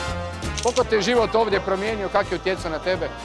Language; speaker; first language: Croatian; native; Croatian